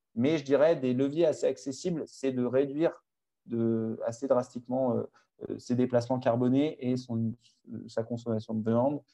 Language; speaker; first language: French; native; French